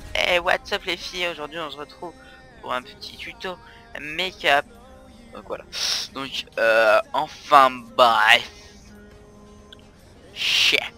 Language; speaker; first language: French; native; French